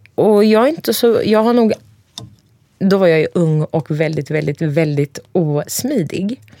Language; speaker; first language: Swedish; early bilingual, other home language; Turkish